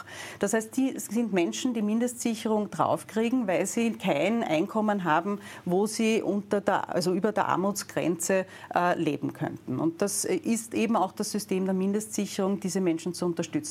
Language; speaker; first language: German; native; German